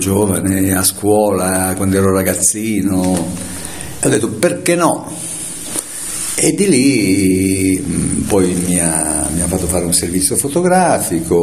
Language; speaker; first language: Italian; native; Italian